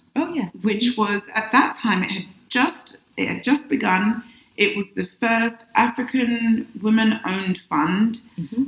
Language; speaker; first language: English; native; English